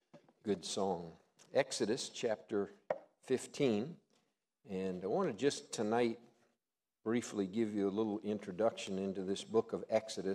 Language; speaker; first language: English; native; English